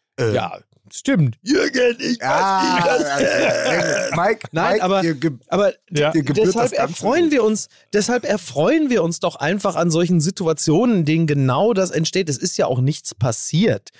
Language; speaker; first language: German; native; German